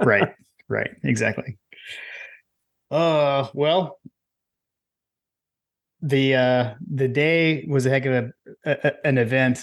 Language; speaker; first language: English; native; English